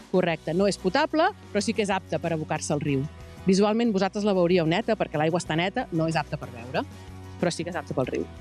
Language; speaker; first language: Catalan; native; Catalan